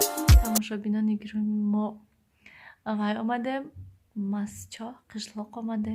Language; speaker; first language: Persian; native; Persian